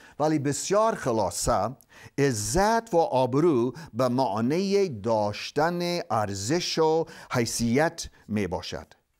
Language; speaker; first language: Persian; non-native, fluent; English